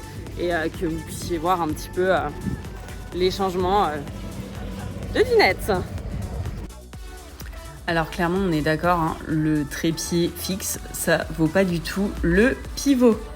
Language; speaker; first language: French; native; French